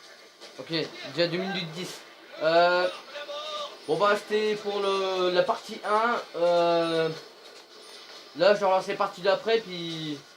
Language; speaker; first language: French; native; French